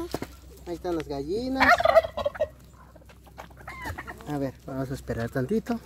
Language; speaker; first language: Spanish; native; Spanish